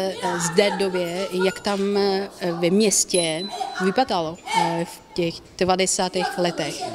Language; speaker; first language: Czech; non-native, fluent; Chinese